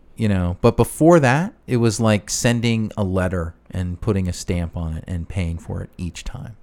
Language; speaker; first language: English; native; English